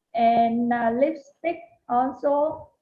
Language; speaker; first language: English; non-native, learner; Vietnamese